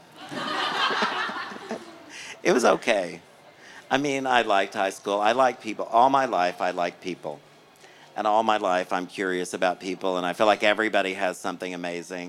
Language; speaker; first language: English; native; English